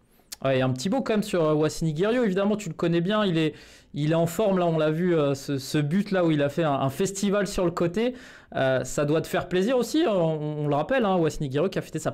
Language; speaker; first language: French; native; French